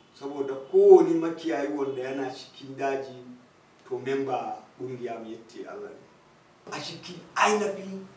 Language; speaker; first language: Hausa; non-native, local second language; Fula